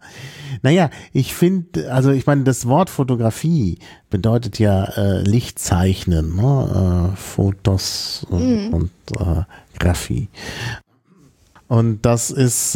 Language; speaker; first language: German; native; German